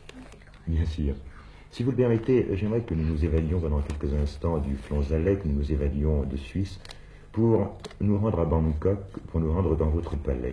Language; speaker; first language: French; native; French